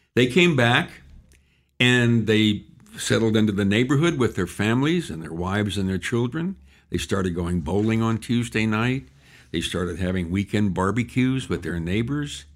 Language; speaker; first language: English; native; English